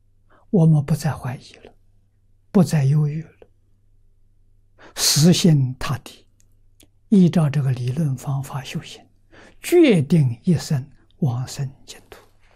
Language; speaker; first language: Chinese; native; Chinese